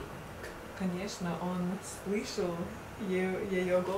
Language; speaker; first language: Russian; non-native, learner; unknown